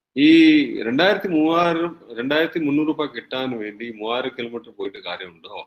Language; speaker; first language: Malayalam; non-native, fluent; Hindi